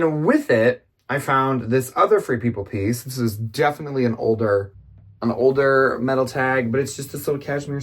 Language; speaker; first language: English; native; English